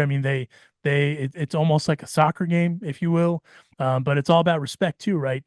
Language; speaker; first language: English; native; English